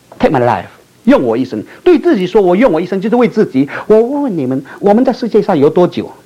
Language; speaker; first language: Chinese; non-native, local second language; Min Nan Chinese